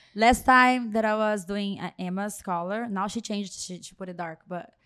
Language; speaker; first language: English; non-native, fluent; Portuguese